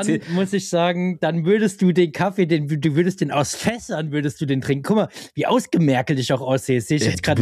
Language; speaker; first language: German; native; German